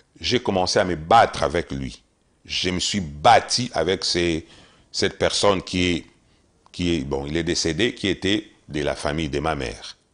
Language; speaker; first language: French; non-native, local second language; Lingala